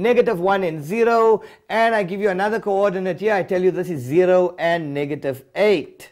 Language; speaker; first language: English; native; English